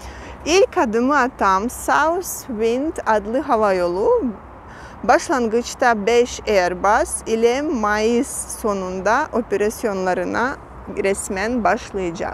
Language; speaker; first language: Turkish; non-native, fluent; Russian